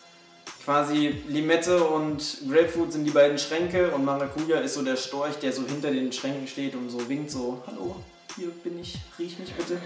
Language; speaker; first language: German; native; German